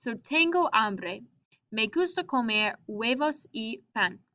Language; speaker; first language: Spanish; non-native, fluent; English